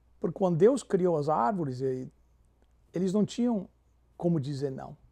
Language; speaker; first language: Portuguese; non-native, fluent; English